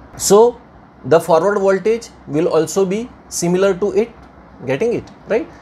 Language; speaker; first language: English; non-native, local second language; Gujarati